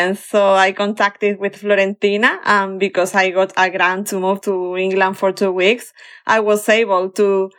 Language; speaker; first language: English; non-native, fluent; Spanish